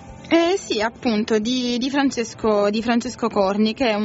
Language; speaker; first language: Italian; native; Italian